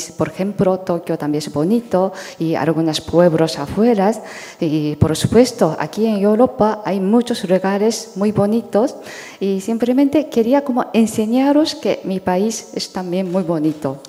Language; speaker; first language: Spanish; non-native, fluent; Japanese